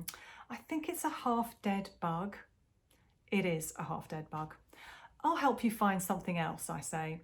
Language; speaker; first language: English; native; English